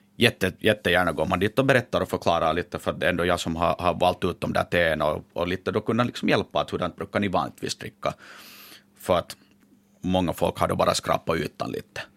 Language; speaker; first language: Swedish; native; Swedish